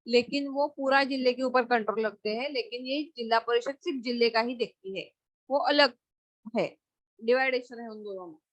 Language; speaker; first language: Hindi; non-native, local second language; Marathi